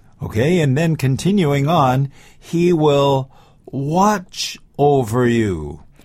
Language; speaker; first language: English; native; English